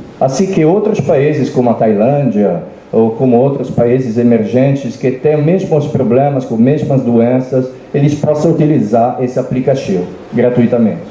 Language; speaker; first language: Portuguese; non-native, fluent; Italian